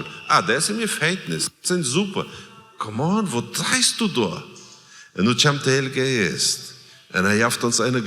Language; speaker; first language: German; non-native, learner; Plautdietsch